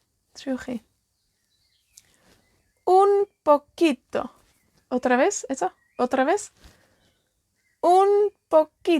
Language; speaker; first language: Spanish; non-native, fluent; Welsh